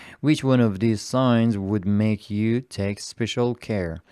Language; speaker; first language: English; non-native, fluent; Persian